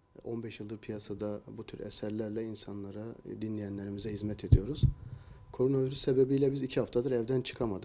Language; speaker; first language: Turkish; native; Turkish